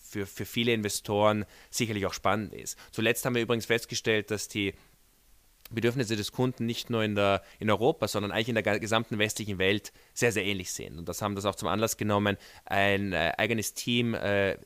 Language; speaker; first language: German; native; German